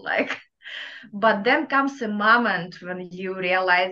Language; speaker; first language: English; non-native, fluent; Russian